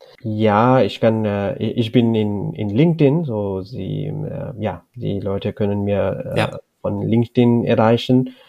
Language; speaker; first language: German; non-native, learner; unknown